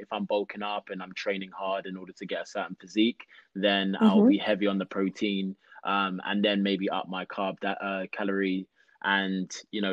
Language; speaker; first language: English; native; English